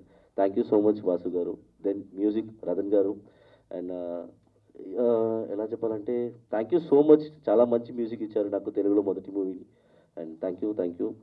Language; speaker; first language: Telugu; non-native, learner; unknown